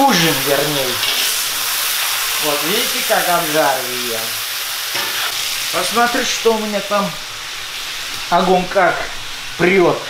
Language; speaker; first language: Russian; non-native, fluent; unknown